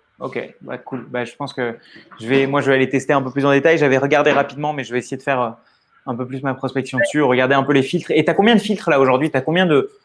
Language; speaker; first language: French; native; French